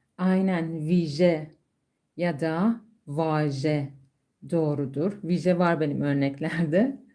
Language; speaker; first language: Turkish; non-native, fluent; Persian